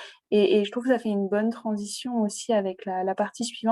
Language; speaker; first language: French; native; French